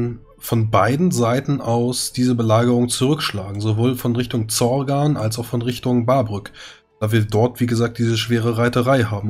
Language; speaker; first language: German; native; German